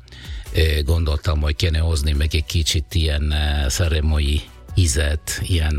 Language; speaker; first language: Hungarian; non-native, learner; Italian